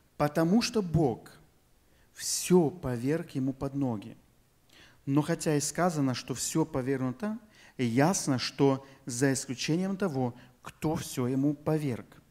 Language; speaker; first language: Russian; native; Russian